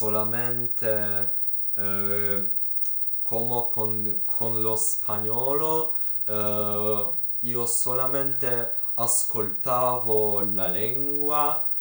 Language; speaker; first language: Italian; non-native, learner; Ukrainian